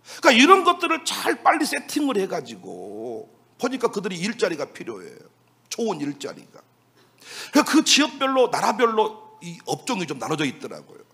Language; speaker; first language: Korean; native; Korean